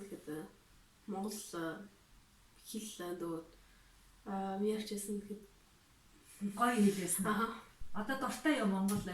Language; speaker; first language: Mongolian; early bilingual, heritage; Mongolian